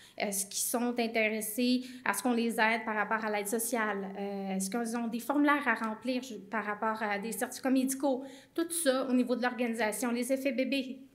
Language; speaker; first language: French; native; French